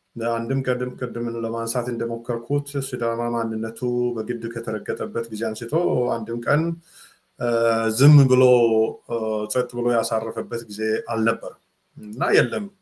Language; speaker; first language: Amharic; non-native, local second language; Sidamo